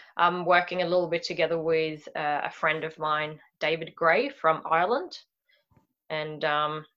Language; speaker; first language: English; non-native, fluent; Swedish